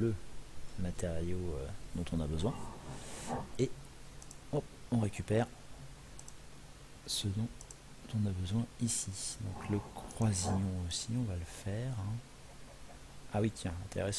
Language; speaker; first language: French; native; French